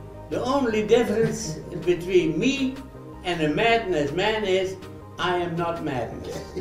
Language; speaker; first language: English; non-native, learner; Dutch